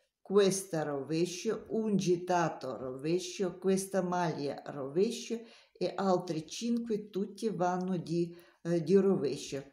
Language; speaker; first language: Italian; non-native, learner; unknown